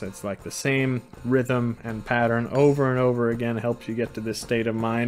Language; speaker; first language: English; non-native, fluent; Swedish